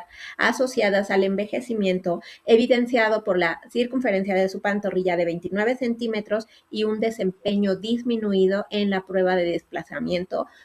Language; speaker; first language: Spanish; native; Spanish